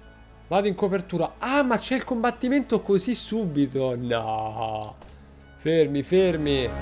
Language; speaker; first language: Italian; native; Italian